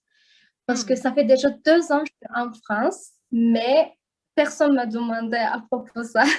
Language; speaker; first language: French; non-native, learner; Azerbaijani